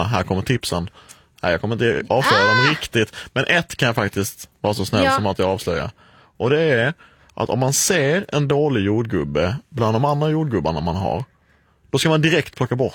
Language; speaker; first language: Swedish; native; Swedish